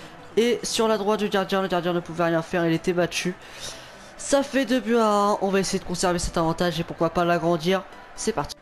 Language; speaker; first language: French; native; French